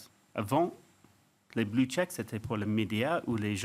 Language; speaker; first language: French; non-native, fluent; English